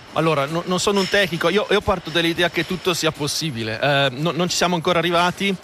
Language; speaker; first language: Italian; native; Italian